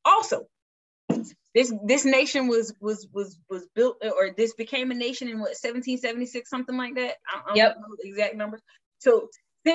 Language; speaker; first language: English; native; English